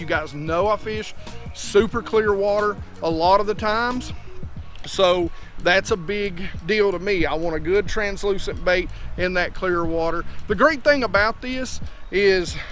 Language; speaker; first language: English; native; English